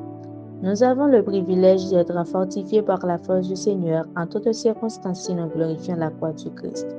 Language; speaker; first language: French; non-native, local second language; Haitian Creole